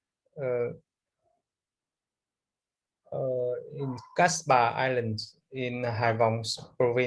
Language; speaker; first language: English; non-native, learner; Vietnamese